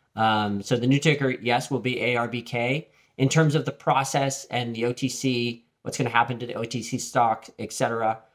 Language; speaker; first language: English; early bilingual, other home language; French